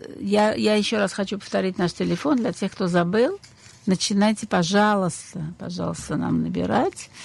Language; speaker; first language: Russian; native; Russian